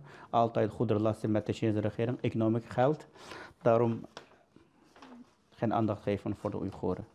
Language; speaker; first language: Dutch; non-native, learner; Uyghur